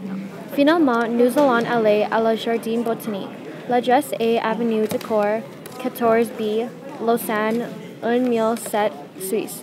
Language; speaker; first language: French; non-native, learner; English